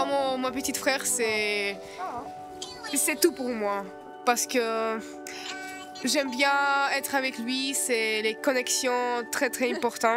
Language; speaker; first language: French; non-native, learner; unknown